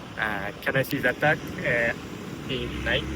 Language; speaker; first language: English; non-native, learner; Japanese